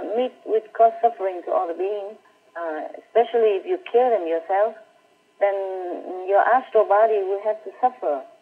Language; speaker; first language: English; non-native, fluent; Vietnamese